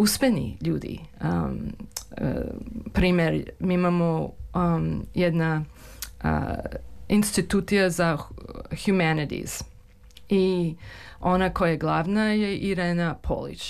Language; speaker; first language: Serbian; early bilingual, heritage; Serbian